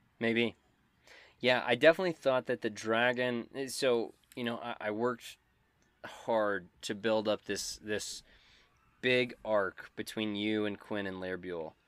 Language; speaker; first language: English; native; English